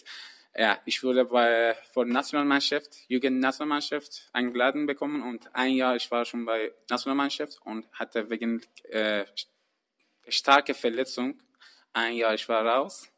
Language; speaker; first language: German; non-native, learner; Persian